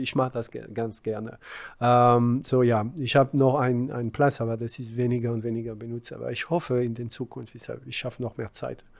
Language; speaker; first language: German; non-native, fluent; French